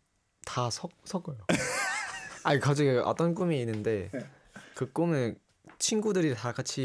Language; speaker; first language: Korean; non-native, learner; Thai